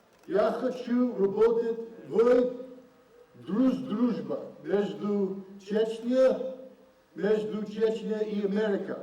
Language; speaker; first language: Russian; non-native, learner; English